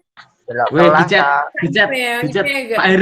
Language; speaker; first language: Indonesian; native; Indonesian